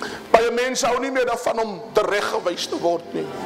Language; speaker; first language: Afrikaans; native; Afrikaans